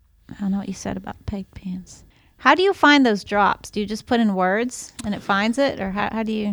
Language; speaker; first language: English; native; English